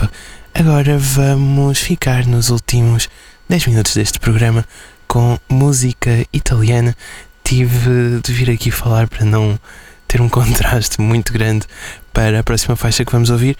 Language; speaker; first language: Portuguese; native; Portuguese